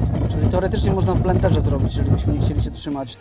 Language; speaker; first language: Polish; native; Polish